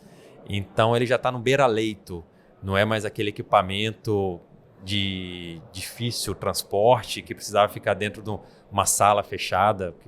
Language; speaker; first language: Portuguese; native; Portuguese